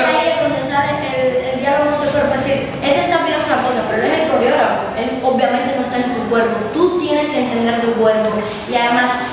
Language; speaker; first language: Spanish; native; Spanish